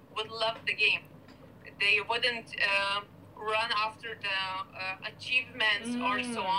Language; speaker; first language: English; non-native, fluent; Lithuanian